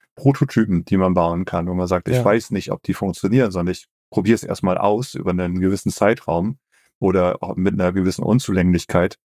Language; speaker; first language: German; native; German